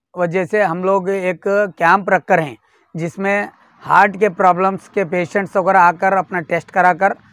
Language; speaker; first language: Hindi; non-native, local second language; Urdu